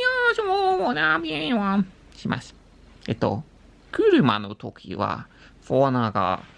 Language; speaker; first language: Japanese; non-native, learner; English